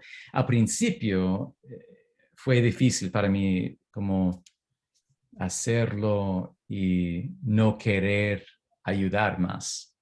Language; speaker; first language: Spanish; non-native, fluent; English